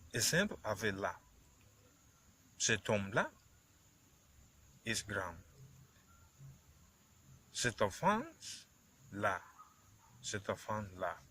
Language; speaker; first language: French; non-native, learner; Spanish